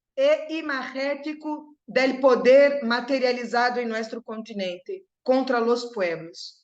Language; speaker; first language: Spanish; non-native, fluent; Portuguese